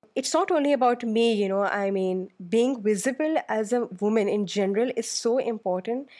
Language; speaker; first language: English; non-native, local second language; Urdu